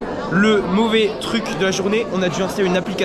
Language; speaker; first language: French; native; French